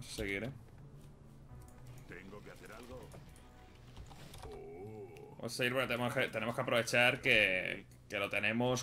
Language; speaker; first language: Spanish; native; Spanish